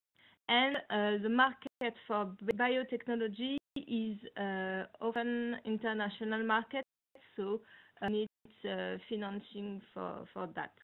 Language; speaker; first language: English; non-native, learner; French